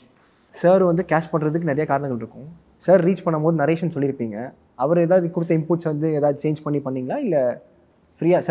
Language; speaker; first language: Tamil; native; Tamil